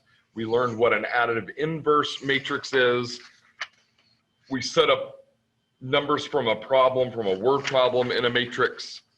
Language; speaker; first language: English; native; English